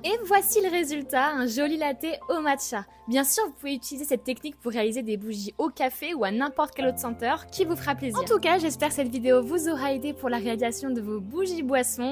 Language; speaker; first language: French; native; French